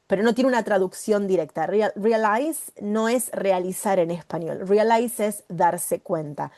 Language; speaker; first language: Spanish; native; Spanish